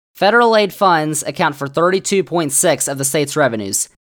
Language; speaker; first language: English; native; English